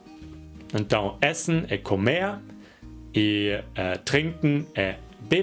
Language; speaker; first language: Portuguese; non-native, fluent; German